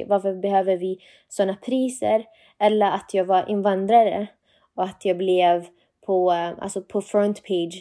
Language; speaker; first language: Swedish; non-native, fluent; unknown